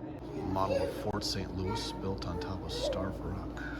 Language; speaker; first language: English; native; English